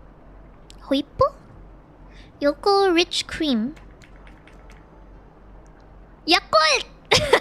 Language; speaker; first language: Japanese; non-native, learner; Filipino